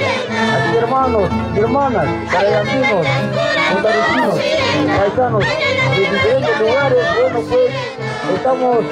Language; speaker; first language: Spanish; native; Spanish